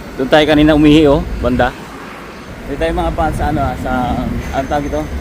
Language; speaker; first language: Filipino; native; Filipino